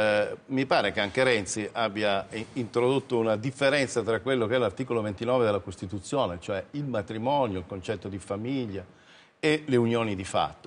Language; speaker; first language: Italian; native; Italian